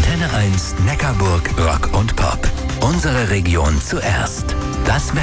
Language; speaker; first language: German; native; German